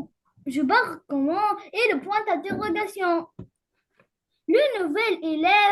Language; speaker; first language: French; non-native, learner; Arabic